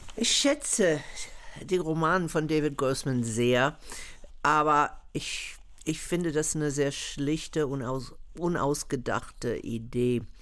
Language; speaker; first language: German; non-native, fluent; English